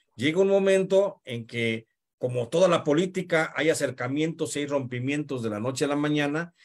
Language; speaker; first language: Spanish; native; Spanish